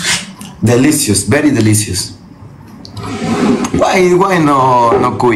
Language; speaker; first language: English; non-native, learner; Spanish